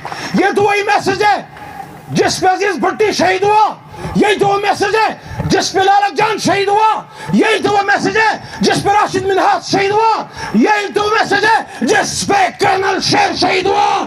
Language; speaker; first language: Urdu; native; Urdu